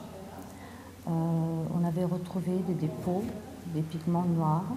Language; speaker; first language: French; non-native, fluent; Italian